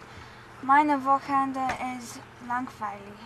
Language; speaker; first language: German; non-native, learner; English